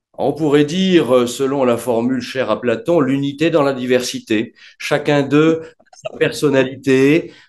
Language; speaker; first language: French; native; French